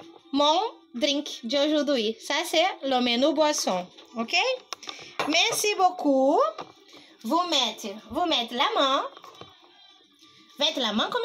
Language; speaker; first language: French; non-native, learner; Portuguese